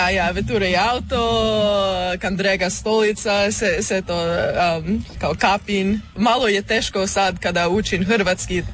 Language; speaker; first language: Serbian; early bilingual, heritage; English